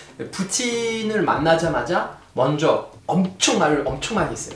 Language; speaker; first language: Korean; non-native, fluent; French